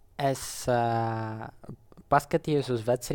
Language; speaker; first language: Latvian; non-native, local second language; Russian